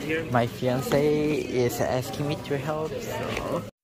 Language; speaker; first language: English; non-native, fluent; Korean